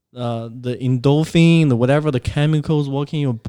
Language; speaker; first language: English; non-native, fluent; Chinese